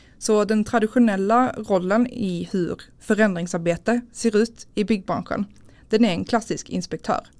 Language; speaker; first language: Swedish; native; Swedish